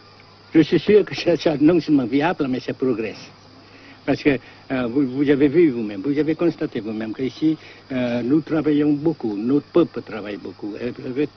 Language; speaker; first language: French; non-native, local second language; Vietnamese